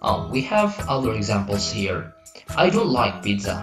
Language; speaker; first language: English; non-native, fluent; Indonesian